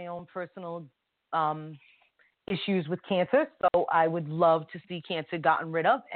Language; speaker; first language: English; native; English